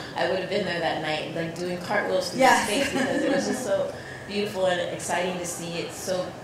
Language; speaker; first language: English; native; English